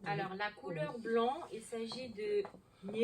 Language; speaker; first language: French; non-native, learner; Mongolian